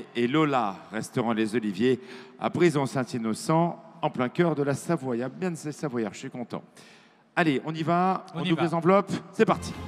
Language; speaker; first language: French; native; French